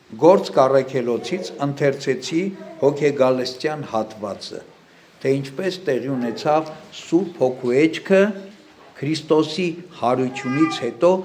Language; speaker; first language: Armenian; native; Armenian